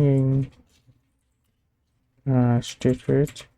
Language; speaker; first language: English; non-native, learner; Vietnamese